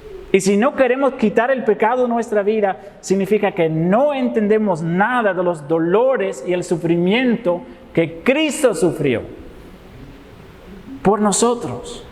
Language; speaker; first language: Spanish; non-native, fluent; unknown